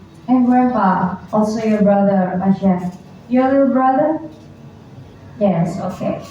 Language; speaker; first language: English; non-native, learner; Indonesian